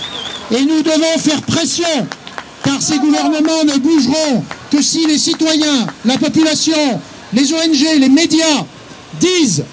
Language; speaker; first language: French; native; French